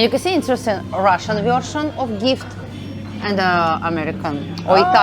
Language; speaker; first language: English; non-native, learner; Russian